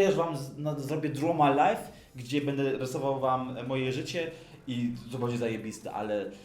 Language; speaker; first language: Polish; early bilingual, heritage; Polish